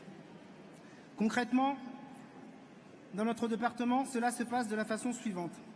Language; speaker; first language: French; native; French